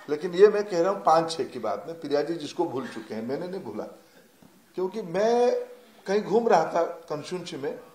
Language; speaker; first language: Hindi; non-native, local second language; Odia